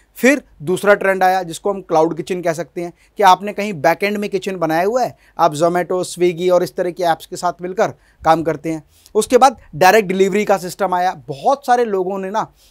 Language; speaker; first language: Hindi; native; Hindi